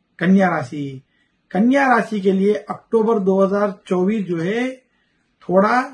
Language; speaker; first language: Hindi; non-native, local second language; Telugu